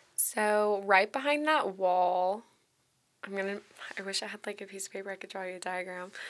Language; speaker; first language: English; native; English